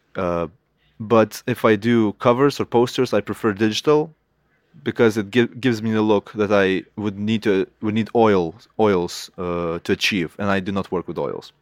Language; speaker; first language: English; non-native, fluent; Lithuanian